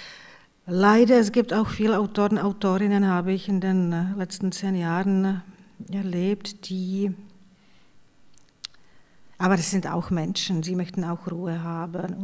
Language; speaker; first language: German; non-native, fluent; Czech